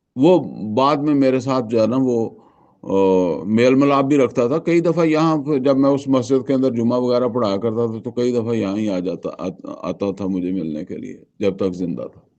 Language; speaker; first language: Urdu; non-native, local second language; Punjabi